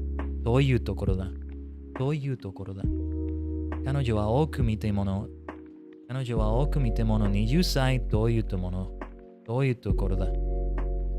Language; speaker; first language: Japanese; non-native, learner; English